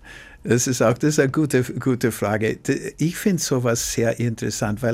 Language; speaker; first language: German; non-native, fluent; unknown